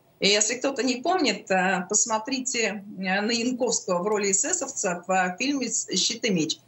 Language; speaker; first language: Russian; native; Russian